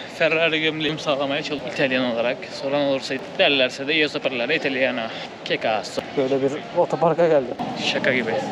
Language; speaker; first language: Turkish; early bilingual, heritage; Turkish